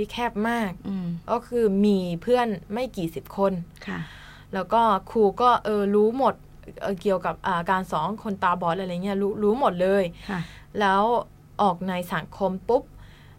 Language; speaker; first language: Thai; non-native, fluent; Japanese